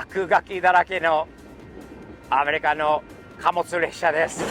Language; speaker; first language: Japanese; non-native, fluent; English